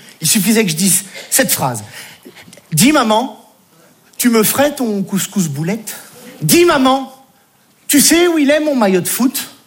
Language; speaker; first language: French; native; French